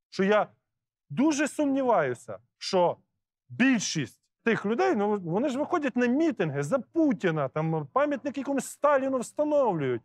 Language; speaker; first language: Ukrainian; native; Ukrainian